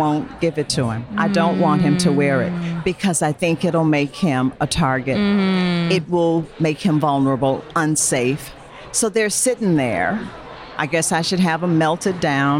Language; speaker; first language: English; native; English